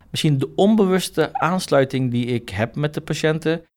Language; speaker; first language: Dutch; early bilingual, other home language; Turkish